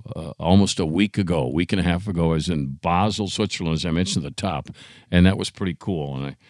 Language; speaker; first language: English; non-native, fluent; Italian